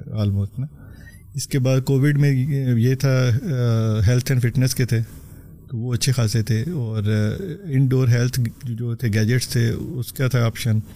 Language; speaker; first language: Urdu; non-native, local second language; Punjabi